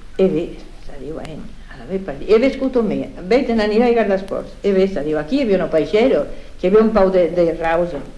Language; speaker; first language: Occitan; native; Occitan